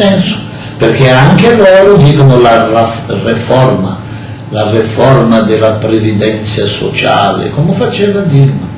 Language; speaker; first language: Italian; non-native, fluent; Portuguese